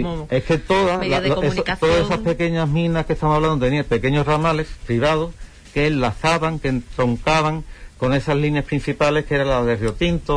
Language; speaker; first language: Spanish; native; Spanish